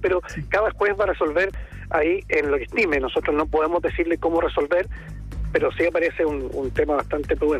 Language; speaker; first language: Spanish; native; Spanish